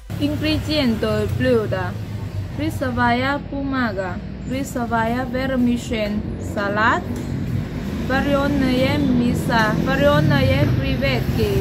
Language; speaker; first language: Russian; non-native, learner; Vietnamese